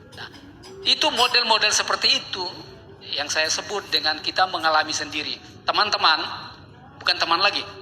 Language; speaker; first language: Indonesian; non-native, local second language; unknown